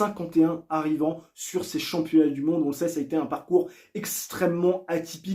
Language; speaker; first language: French; native; French